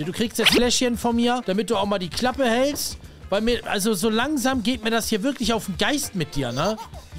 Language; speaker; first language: German; native; German